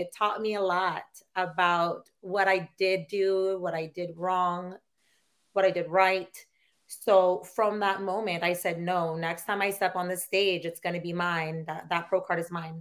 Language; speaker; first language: English; non-native, local second language; Filipino